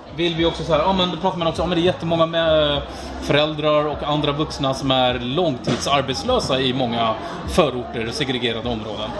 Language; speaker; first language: Swedish; non-native, fluent; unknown